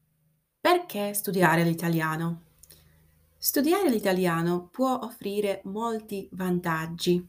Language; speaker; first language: Italian; non-native, fluent; Slovak